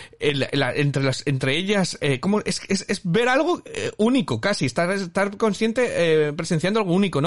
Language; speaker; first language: Spanish; native; Spanish